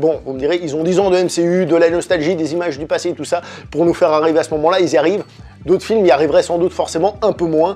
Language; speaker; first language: French; native; French